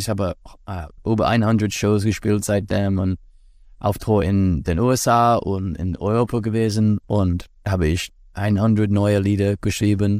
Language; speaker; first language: German; non-native, learner; English